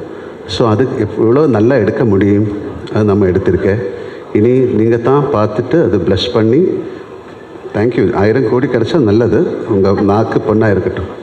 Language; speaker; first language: Tamil; non-native, learner; Malayalam